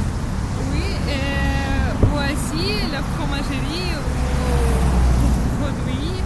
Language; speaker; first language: French; non-native, learner; Ukrainian